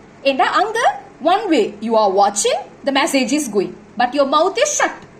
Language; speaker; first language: English; non-native, local second language; Tamil